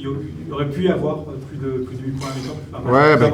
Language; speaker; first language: French; native; French